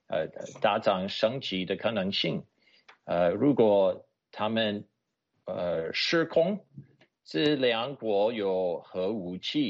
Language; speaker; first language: Chinese; non-native, fluent; English